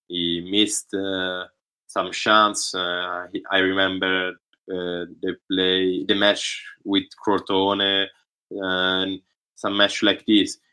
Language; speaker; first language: English; non-native, learner; Italian